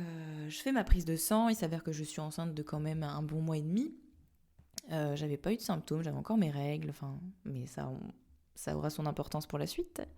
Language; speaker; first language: French; native; French